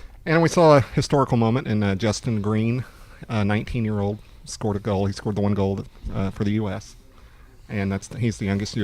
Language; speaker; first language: English; native; English